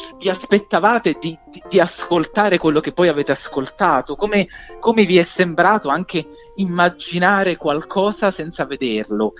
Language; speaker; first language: Italian; native; Italian